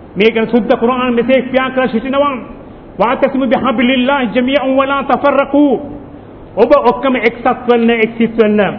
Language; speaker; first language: Sinhala; non-native, local second language; Tamil